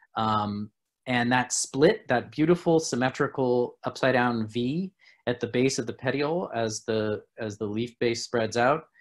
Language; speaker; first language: English; native; English